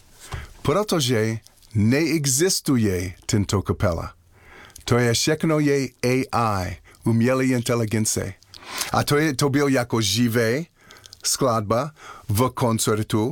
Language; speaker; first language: Czech; non-native, learner; English